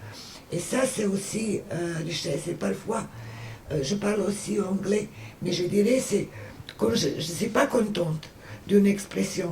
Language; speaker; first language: French; non-native, fluent; Serbian